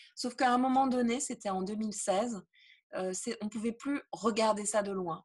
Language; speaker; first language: French; native; French